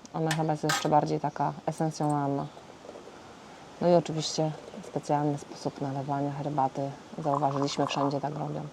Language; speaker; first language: Polish; native; Polish